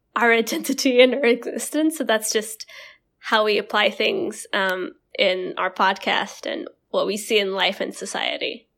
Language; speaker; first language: English; non-native, fluent; Indonesian